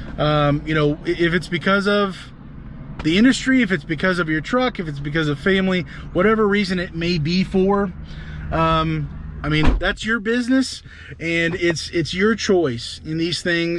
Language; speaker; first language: English; native; English